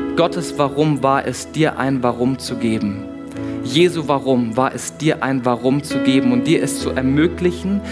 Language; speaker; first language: German; native; German